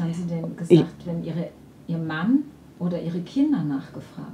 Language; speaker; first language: German; native; German